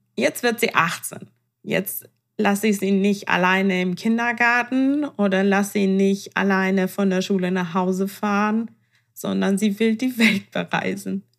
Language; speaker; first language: German; non-native, fluent; Persian